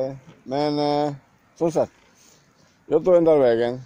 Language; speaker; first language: Swedish; non-native, learner; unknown